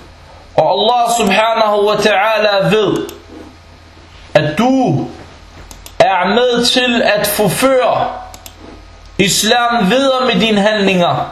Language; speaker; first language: Danish; non-native, local second language; Arabic